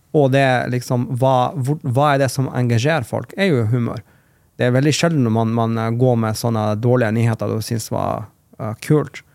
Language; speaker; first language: Norwegian; non-native, fluent; Macedonian